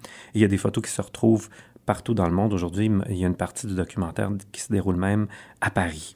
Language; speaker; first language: French; native; French